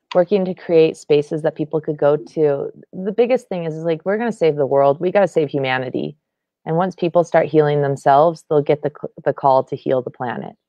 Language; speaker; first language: English; native; English